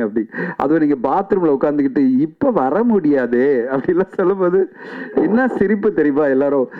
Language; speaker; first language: Tamil; native; Tamil